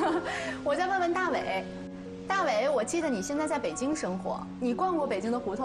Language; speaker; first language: Chinese; native; Chinese